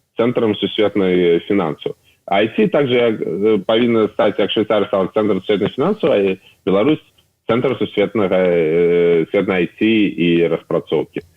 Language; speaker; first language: Belarusian; non-native, local second language; Russian